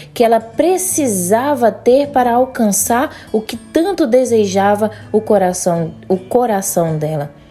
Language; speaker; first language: Portuguese; native; Portuguese